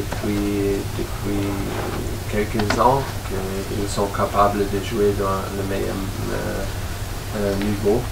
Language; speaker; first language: French; non-native, fluent; German